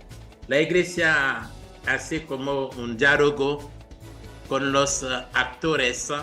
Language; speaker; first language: Spanish; non-native, fluent; Haitian Creole